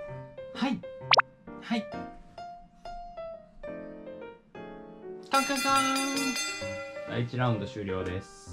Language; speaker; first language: Japanese; native; Japanese